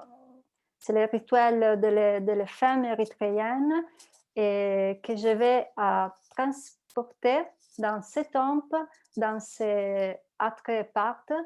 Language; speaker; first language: French; non-native, learner; Italian